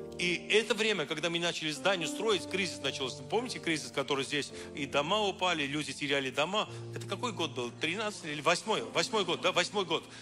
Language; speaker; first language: Russian; non-native, local second language; Armenian